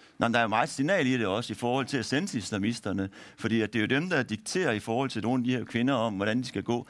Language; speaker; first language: Danish; early bilingual, other home language; Turkish